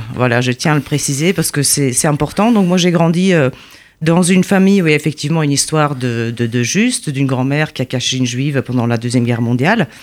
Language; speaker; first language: French; non-native, fluent; Polish